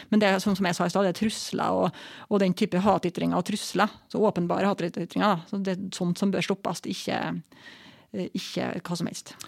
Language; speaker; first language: Norwegian; native; Norwegian